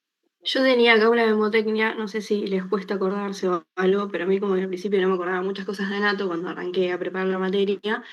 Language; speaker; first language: Spanish; native; Spanish